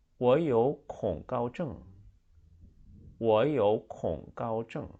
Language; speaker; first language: Chinese; non-native, fluent; Korean